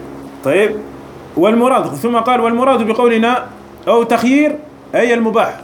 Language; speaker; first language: Arabic; non-native, fluent; French